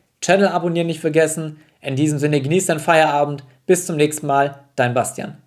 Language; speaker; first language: German; native; German